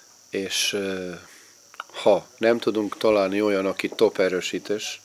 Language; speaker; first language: Hungarian; non-native, fluent; Serbian